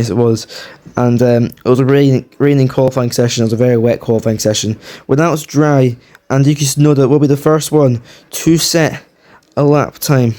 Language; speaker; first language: English; native; English